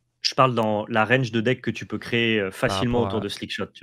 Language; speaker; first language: French; native; French